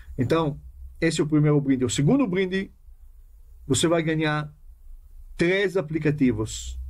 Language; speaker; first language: Portuguese; non-native, fluent; Hebrew